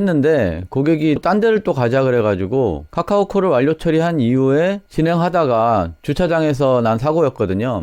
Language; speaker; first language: Korean; native; Korean